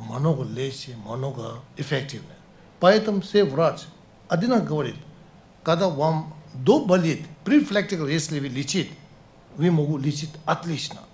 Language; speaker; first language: Russian; non-native, learner; Tibetan